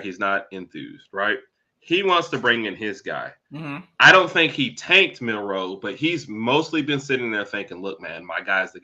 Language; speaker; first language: English; native; English